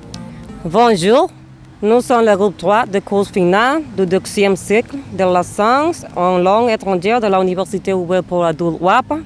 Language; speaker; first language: French; non-native, learner; Spanish